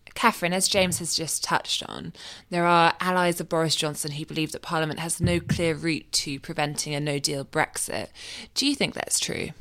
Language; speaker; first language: English; native; English